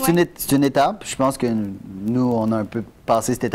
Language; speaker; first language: French; native; French